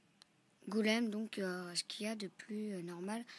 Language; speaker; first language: French; native; French